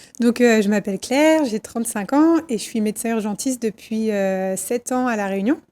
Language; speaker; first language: French; native; French